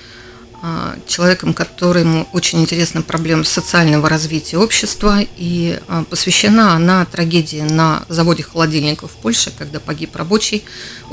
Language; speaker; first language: Russian; native; Russian